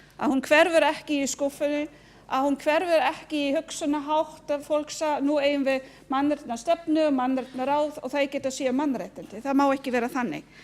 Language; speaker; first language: Icelandic; non-native, fluent; German